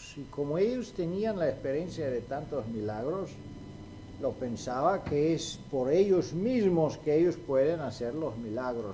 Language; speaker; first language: Spanish; non-native, fluent; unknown